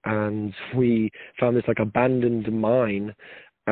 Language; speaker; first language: English; native; English